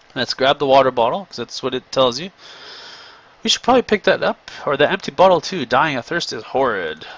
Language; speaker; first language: English; native; English